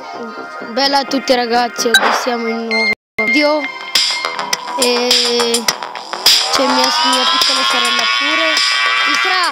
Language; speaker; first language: Italian; early bilingual, other home language; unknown